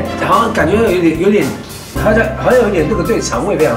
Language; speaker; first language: Chinese; native; Chinese